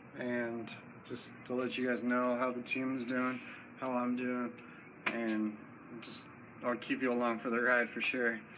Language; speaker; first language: English; native; English